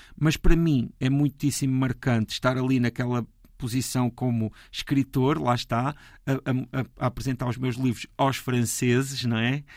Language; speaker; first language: Portuguese; native; Portuguese